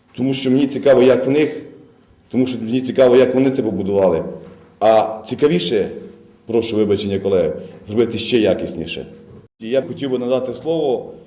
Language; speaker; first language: Ukrainian; native; Ukrainian